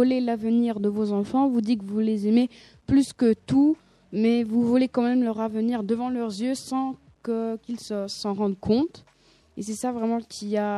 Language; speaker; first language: French; native; French